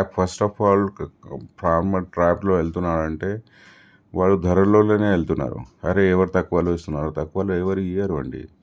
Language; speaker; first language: Telugu; non-native, local second language; Urdu